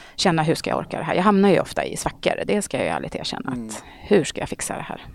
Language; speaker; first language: Swedish; native; Swedish